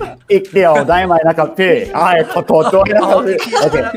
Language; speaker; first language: Thai; non-native, learner; Korean